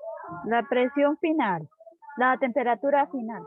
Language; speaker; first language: Spanish; native; Spanish